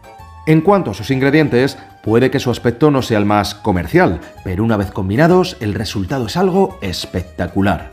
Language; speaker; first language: Spanish; native; Spanish